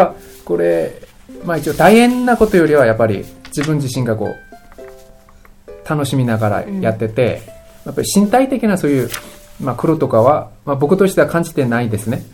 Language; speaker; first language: Japanese; non-native, fluent; Korean